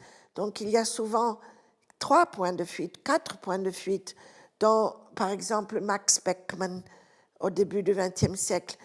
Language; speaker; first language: French; non-native, fluent; Italian